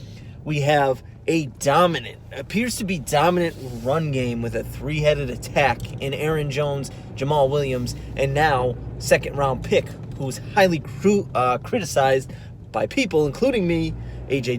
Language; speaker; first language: English; native; English